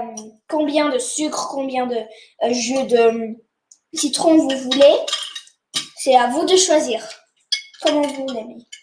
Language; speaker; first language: French; non-native, fluent; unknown